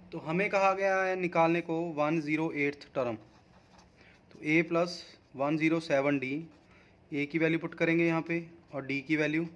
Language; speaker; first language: Hindi; non-native, local second language; Punjabi